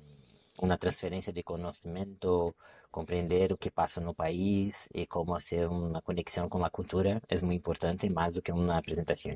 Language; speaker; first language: Spanish; non-native, local second language; Portuguese